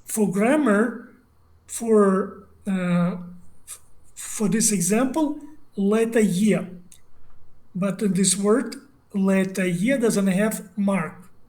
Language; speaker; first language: English; non-native, learner; Russian